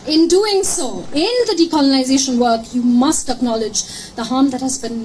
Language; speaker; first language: English; non-native, local second language; Bangla